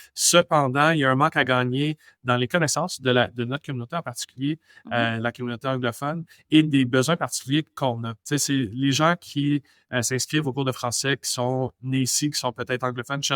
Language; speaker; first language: French; non-native, local second language; English